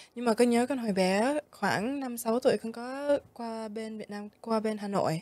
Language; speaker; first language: Vietnamese; early bilingual, other home language; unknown